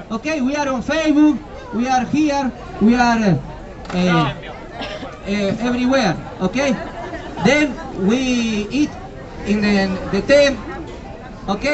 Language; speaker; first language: English; non-native, learner; Spanish